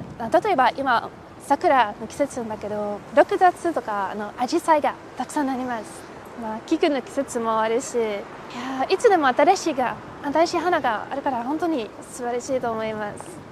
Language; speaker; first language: Japanese; non-native, fluent; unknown